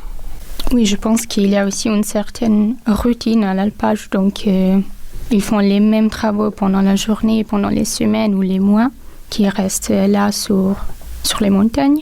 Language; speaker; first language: French; non-native, local second language; Italian